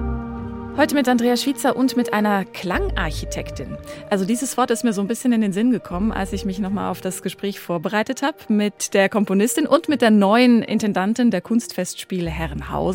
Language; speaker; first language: German; native; German